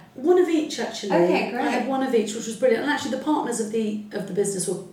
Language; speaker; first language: English; early bilingual, other home language; Arabic